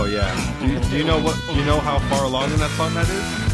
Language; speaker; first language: English; native; English